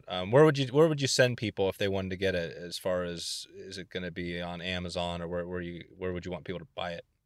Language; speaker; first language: English; native; English